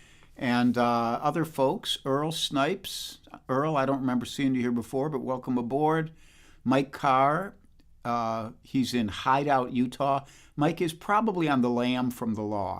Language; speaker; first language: English; native; English